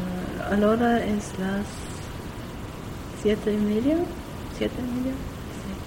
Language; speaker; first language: Spanish; non-native, learner; German